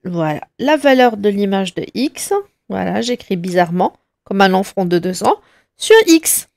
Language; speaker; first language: French; non-native, local second language; Arabic